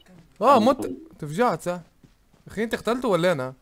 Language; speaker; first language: Arabic; native; Arabic